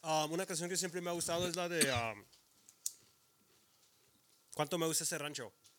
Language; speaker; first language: Spanish; early bilingual, heritage; Spanish